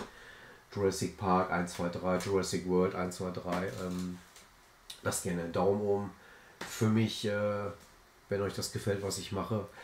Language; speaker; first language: German; native; German